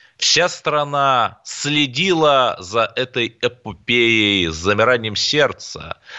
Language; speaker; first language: Russian; native; Russian